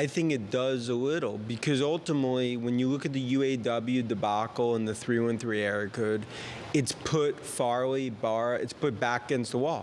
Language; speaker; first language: English; native; English